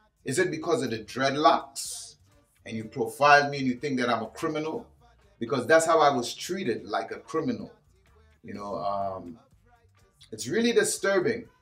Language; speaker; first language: English; native; English